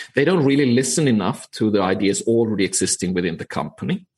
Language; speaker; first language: English; non-native, fluent; Finnish